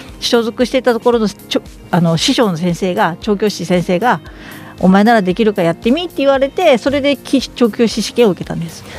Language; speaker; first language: Japanese; native; Japanese